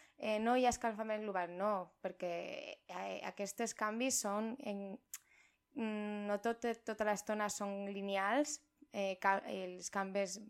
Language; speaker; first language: Catalan; non-native, local second language; Spanish